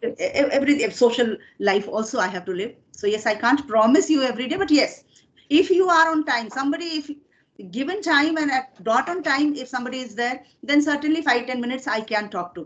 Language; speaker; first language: English; non-native, fluent; Hindi